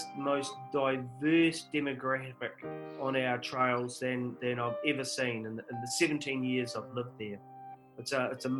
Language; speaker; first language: English; native; English